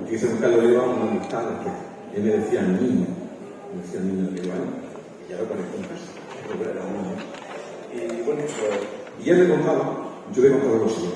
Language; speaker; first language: Spanish; native; Spanish